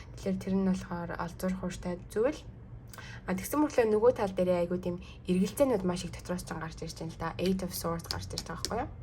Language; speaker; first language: Mongolian; early bilingual, heritage; Mongolian